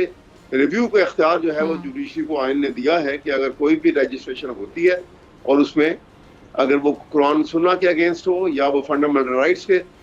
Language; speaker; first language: Urdu; native; Urdu